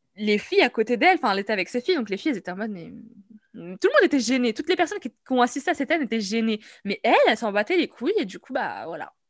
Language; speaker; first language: French; non-native, local second language; Arabic